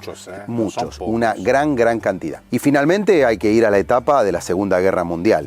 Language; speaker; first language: Spanish; native; Spanish